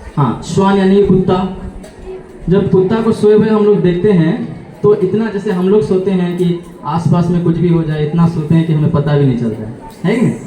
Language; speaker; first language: Hindi; non-native, local second language; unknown